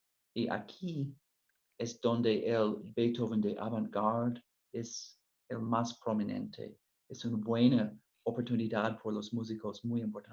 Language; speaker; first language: Spanish; non-native, fluent; English